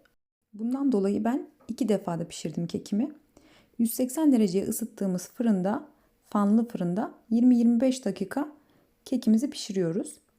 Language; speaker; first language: Turkish; native; Turkish